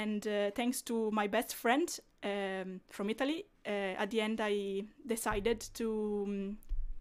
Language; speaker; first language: English; non-native, fluent; Italian